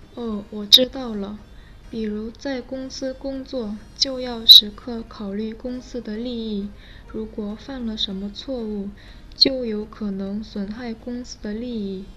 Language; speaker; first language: Chinese; non-native, fluent; Korean